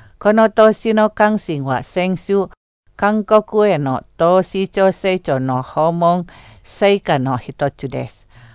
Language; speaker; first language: Japanese; non-native, fluent; Indonesian